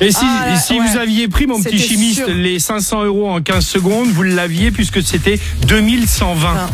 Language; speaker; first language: French; native; French